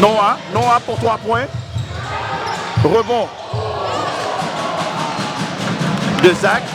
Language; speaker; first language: French; native; French